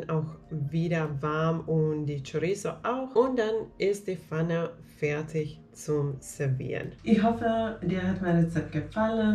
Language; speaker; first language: German; non-native, fluent; Finnish